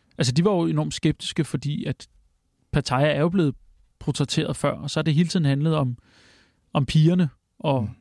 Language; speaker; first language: Danish; native; Danish